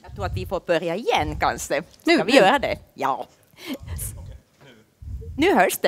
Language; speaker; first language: Swedish; non-native, fluent; Finnish